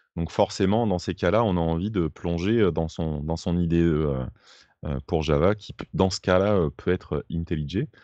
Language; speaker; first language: French; native; French